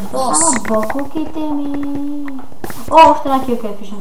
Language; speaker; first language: Bulgarian; native; Bulgarian